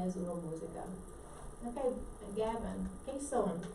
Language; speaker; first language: Spanish; non-native, fluent; English